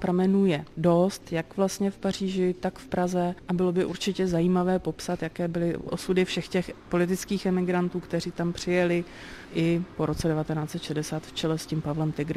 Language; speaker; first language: Czech; native; Czech